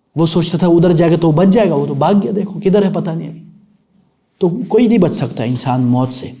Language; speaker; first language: Urdu; non-native, local second language; Punjabi